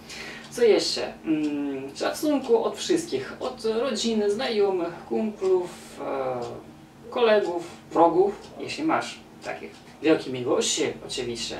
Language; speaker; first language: Polish; non-native, learner; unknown